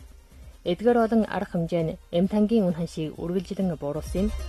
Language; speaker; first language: Mongolian; native; Mongolian